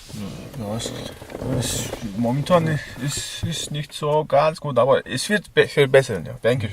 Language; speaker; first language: German; non-native, learner; Mongolian